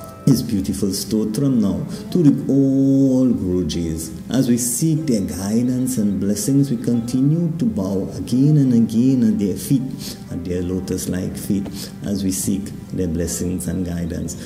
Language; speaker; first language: English; native; English